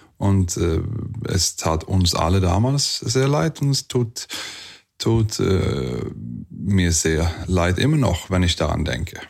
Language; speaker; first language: German; non-native, fluent; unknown